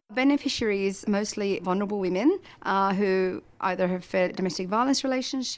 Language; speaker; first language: English; native; English